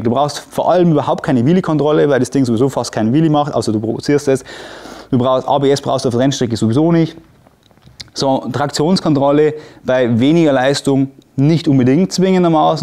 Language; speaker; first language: German; native; German